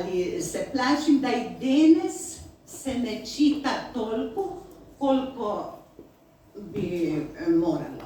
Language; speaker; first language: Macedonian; non-native, learner; Slovenian